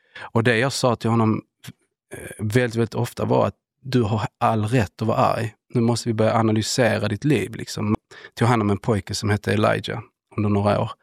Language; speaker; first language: Swedish; early bilingual, other home language; Spanish